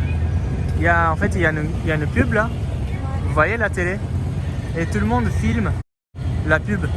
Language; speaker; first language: French; non-native, fluent; Japanese